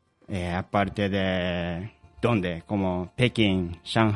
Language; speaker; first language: Spanish; non-native, learner; Japanese